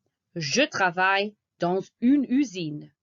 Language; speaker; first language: French; non-native, fluent; English